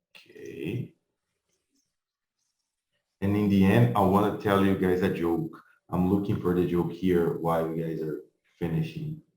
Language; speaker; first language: English; non-native, fluent; Portuguese